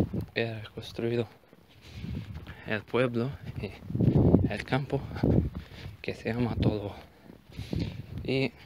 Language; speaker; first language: Spanish; non-native, learner; Bulgarian